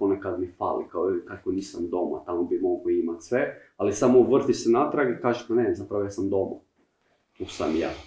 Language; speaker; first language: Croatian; non-native, learner; Albanian